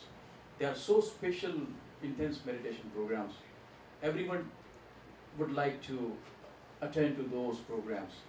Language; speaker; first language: English; non-native, local second language; Gujarati